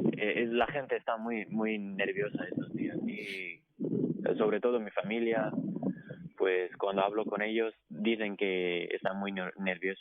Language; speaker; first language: Spanish; non-native, fluent; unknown